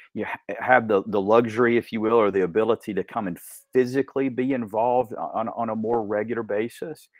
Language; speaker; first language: English; native; English